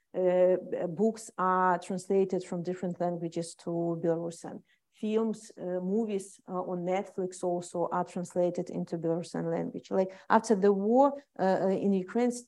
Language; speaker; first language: English; non-native, fluent; Russian